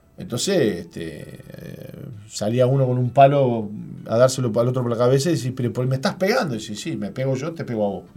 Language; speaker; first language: Spanish; native; Spanish